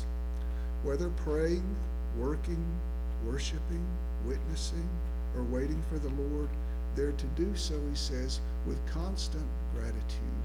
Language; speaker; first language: English; native; English